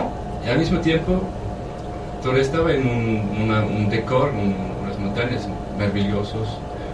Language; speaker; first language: Spanish; non-native, fluent; German